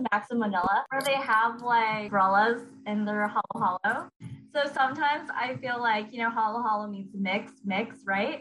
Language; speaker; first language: English; early bilingual, other home language; Iloko